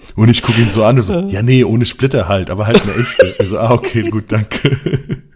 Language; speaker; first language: German; native; German